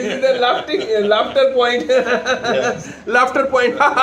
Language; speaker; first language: English; non-native, local second language; Punjabi